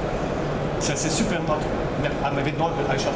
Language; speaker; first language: French; non-native, local second language; German